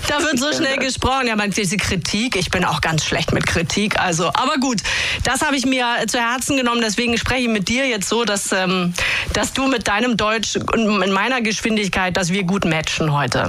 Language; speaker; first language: German; native; German